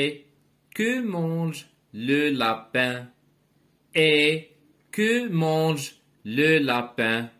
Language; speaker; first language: French; non-native, local second language; Arabic